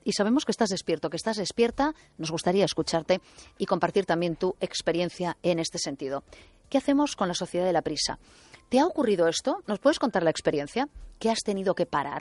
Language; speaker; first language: Spanish; native; Spanish